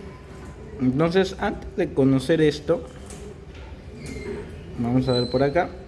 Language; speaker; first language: Spanish; native; Spanish